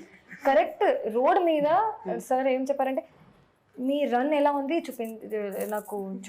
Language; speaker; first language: Telugu; non-native, fluent; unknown